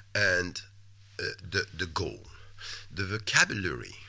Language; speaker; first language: English; non-native, fluent; French